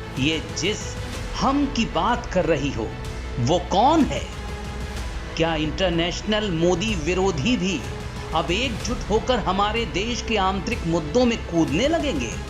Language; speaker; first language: Hindi; native; Hindi